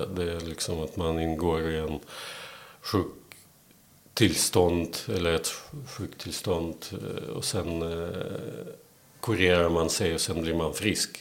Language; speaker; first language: Swedish; non-native, fluent; Belarusian